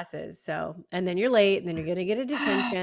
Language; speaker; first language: English; native; English